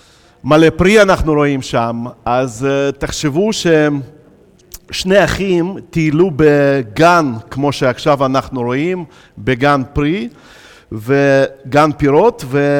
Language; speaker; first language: Hebrew; non-native, fluent; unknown